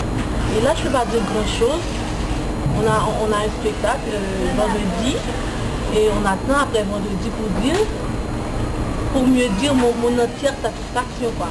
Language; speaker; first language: French; non-native, local second language; Haitian Creole